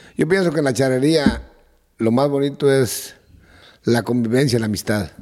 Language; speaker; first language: Spanish; native; Spanish